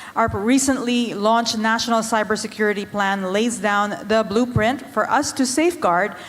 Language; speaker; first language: English; non-native, local second language; Filipino